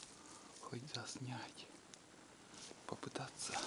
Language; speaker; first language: Russian; native; Russian